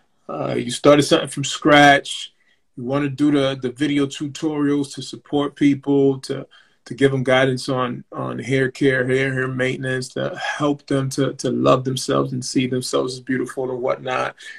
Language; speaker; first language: English; early bilingual, other home language; Spanish